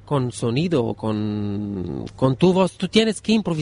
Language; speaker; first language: Spanish; non-native, learner; Bulgarian